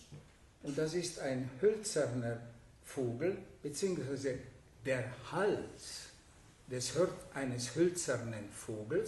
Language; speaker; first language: German; non-native, fluent; Hungarian